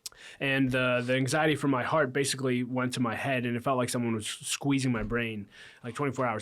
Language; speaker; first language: English; native; English